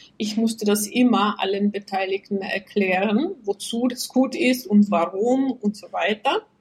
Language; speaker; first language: German; non-native, fluent; Czech